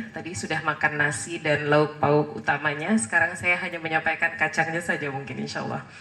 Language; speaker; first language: Indonesian; native; Indonesian